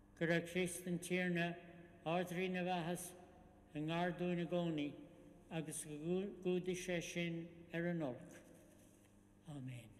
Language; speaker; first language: Irish; non-native, local second language; English